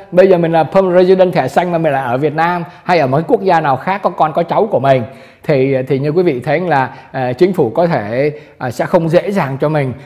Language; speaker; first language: Vietnamese; native; Vietnamese